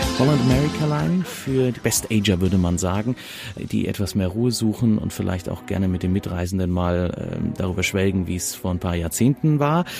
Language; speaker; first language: German; native; German